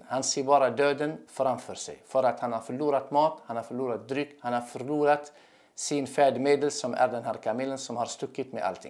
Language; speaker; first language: Swedish; non-native, fluent; Arabic